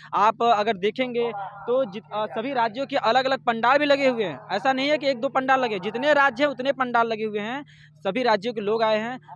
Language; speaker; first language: Hindi; native; Hindi